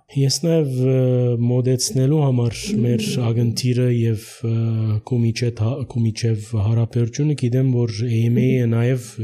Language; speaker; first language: Armenian; early bilingual, heritage; Armenian